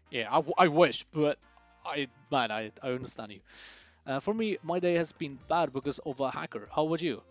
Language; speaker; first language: English; non-native, fluent; Swedish